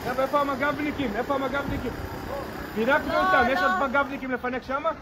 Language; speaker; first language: Hebrew; native; Hebrew